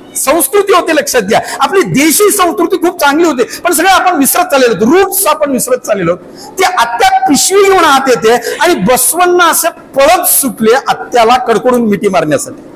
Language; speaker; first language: Marathi; non-native, local second language; Kannada